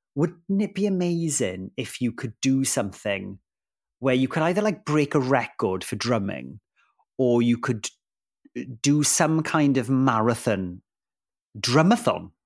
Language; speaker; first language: English; non-native, local second language; Welsh